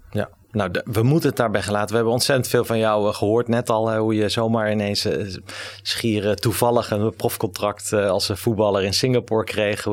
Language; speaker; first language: Dutch; native; Dutch